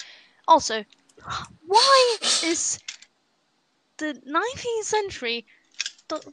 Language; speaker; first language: English; non-native, fluent; Swedish